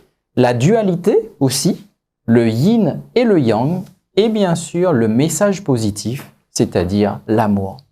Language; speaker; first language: French; native; French